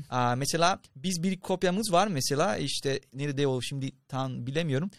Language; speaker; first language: Turkish; non-native, fluent; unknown